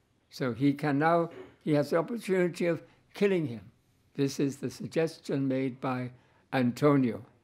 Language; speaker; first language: English; native; English